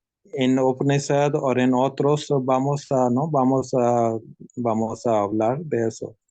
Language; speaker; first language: Spanish; non-native, learner; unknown